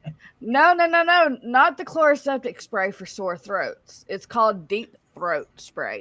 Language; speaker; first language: English; native; English